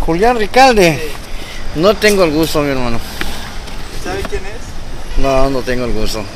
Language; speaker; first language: Spanish; native; Spanish